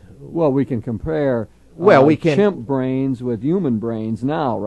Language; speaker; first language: English; native; English